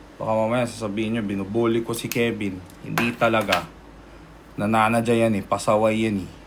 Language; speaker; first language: Filipino; early bilingual, other home language; Korean